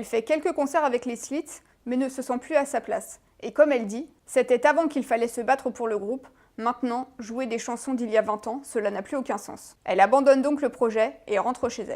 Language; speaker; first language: French; native; French